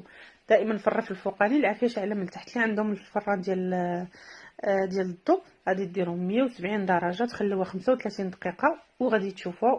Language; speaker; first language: Arabic; native; Arabic